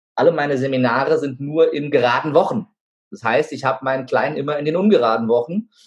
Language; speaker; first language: German; native; German